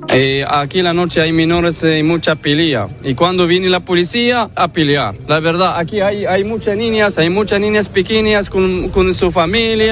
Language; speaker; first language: Spanish; non-native, learner; Arabic